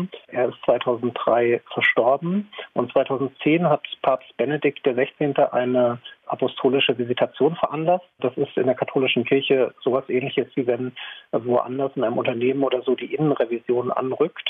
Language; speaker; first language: German; native; German